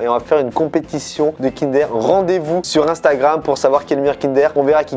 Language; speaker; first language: French; native; French